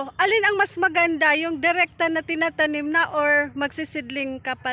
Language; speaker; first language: Filipino; non-native, local second language; Bikol